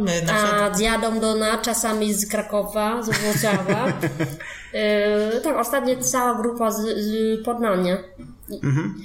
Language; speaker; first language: Polish; non-native, fluent; Vietnamese